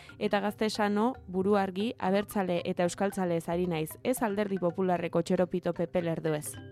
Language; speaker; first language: Basque; native; Basque